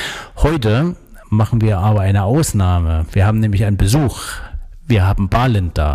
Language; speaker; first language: German; native; German